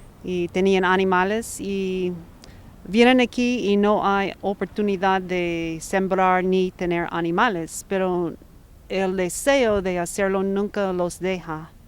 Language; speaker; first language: Spanish; non-native, fluent; English